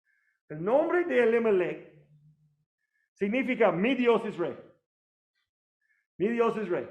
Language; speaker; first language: Spanish; non-native, learner; English